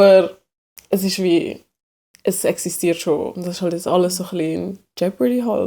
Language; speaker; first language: German; early bilingual, other home language; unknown